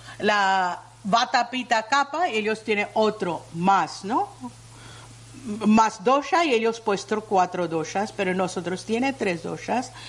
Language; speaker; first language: Spanish; non-native, learner; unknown